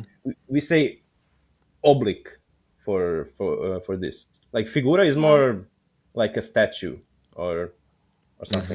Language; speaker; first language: English; non-native, fluent; Serbian